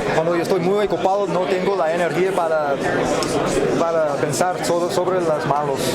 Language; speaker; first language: Spanish; non-native, learner; English